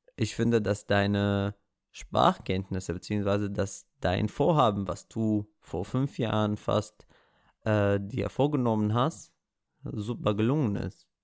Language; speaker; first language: German; native; German